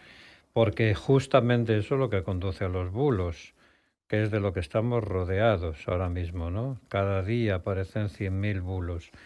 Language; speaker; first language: Spanish; native; Spanish